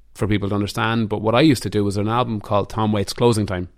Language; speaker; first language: English; native; English